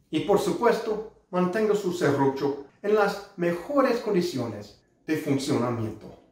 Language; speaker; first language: Spanish; non-native, learner; English